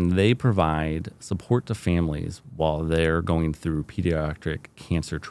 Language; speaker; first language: English; native; English